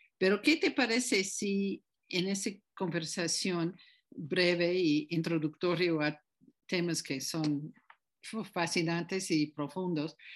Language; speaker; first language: Spanish; non-native, fluent; English